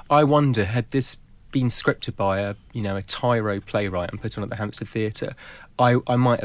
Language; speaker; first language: English; native; English